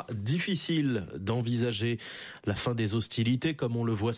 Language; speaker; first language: French; native; French